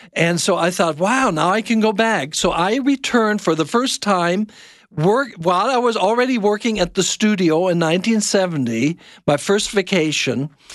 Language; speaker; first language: English; non-native, fluent; German